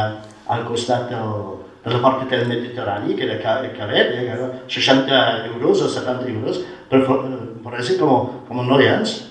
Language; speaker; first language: Catalan; non-native, fluent; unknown